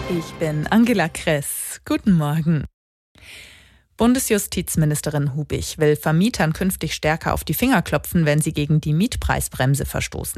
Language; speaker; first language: German; native; German